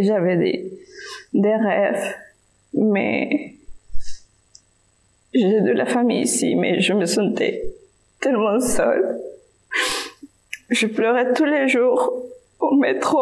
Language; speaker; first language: French; non-native, fluent; Spanish